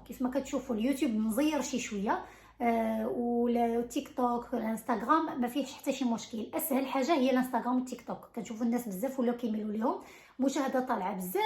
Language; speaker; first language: Arabic; native; Arabic